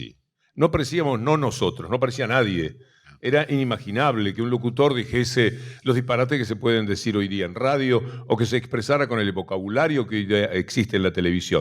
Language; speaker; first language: Spanish; native; Spanish